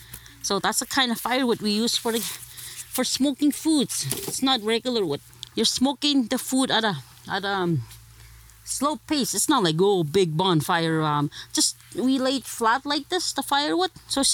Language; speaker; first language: English; non-native, fluent; Cree